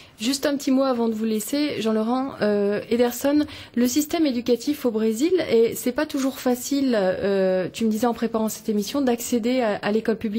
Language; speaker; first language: French; native; French